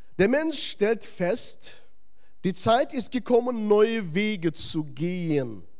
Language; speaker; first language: German; non-native, fluent; Russian